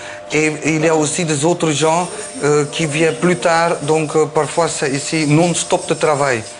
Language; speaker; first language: French; non-native, learner; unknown